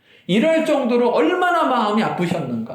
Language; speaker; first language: Korean; native; Korean